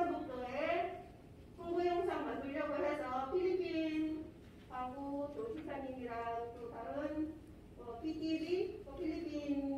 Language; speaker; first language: Korean; non-native, fluent; Filipino